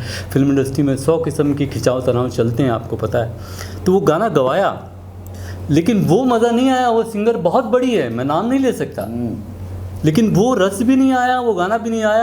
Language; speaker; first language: Hindi; native; Hindi